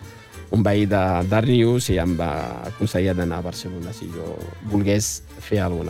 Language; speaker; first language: Catalan; non-native, fluent; Arabic